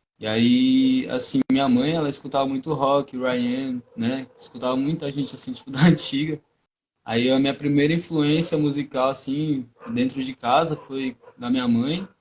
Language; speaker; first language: Portuguese; non-native, local second language; Guarani